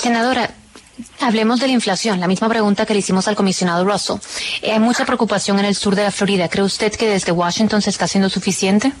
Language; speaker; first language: Spanish; native; Spanish